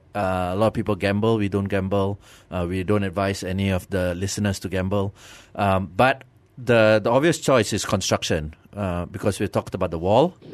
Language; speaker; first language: English; non-native, local second language; Tamil